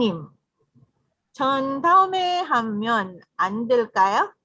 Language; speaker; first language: Korean; non-native, learner; English